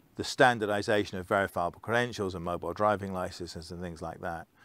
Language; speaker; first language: English; native; English